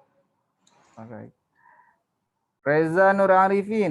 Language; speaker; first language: English; non-native, fluent; Indonesian